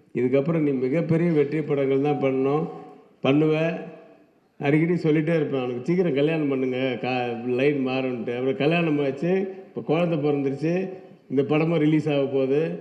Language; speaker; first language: Tamil; native; Tamil